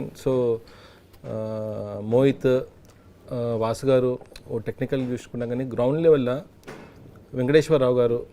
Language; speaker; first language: Telugu; native; Telugu